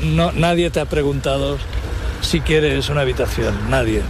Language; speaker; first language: Spanish; native; Spanish